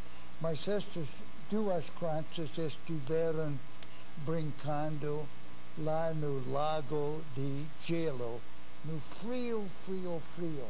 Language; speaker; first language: Portuguese; non-native, fluent; English